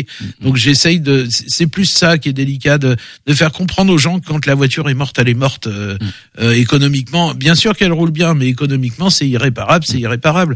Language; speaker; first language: French; native; French